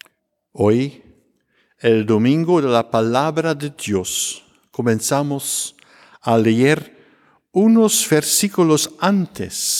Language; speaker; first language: Spanish; non-native, fluent; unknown